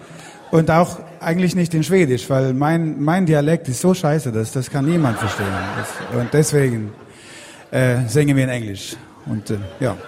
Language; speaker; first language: German; non-native, learner; Swedish